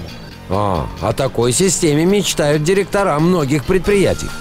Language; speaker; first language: Russian; native; Russian